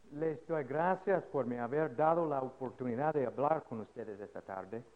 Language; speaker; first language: Spanish; non-native, fluent; English